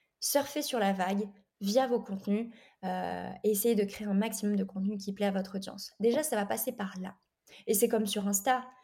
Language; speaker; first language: French; native; French